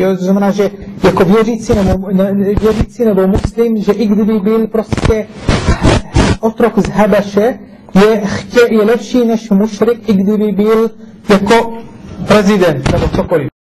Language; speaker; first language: Czech; non-native, fluent; Arabic